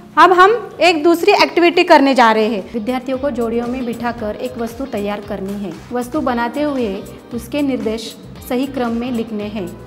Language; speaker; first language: Hindi; non-native, local second language; Marathi